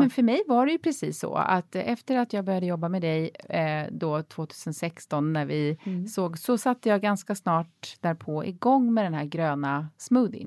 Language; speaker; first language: Swedish; native; Swedish